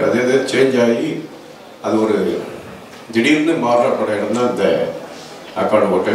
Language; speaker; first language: Tamil; native; Tamil